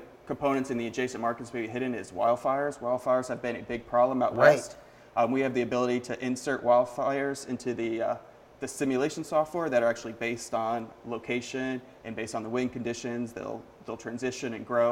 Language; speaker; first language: English; native; English